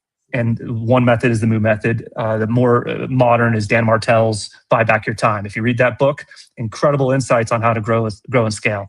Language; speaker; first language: English; native; English